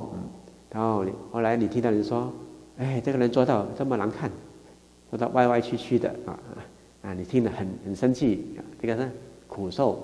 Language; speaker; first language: Chinese; native; Chinese